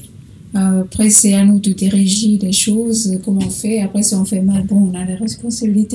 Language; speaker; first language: French; non-native, learner; Portuguese